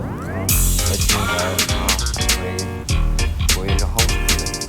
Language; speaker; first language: Korean; early bilingual, heritage; English